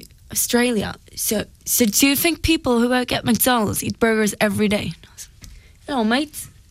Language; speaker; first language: English; non-native, fluent; Norwegian